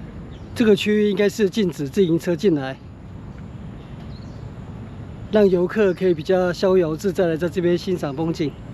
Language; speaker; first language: Chinese; native; Chinese